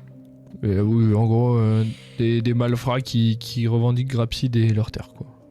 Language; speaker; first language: French; native; French